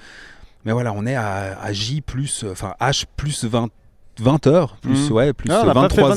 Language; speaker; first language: French; native; French